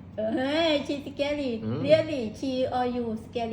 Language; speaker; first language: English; non-native, learner; Thai